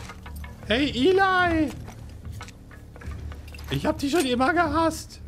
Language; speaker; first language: German; native; German